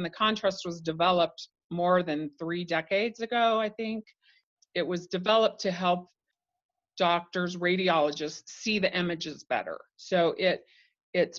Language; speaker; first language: English; native; English